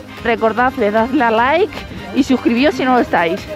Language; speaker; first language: Spanish; native; Spanish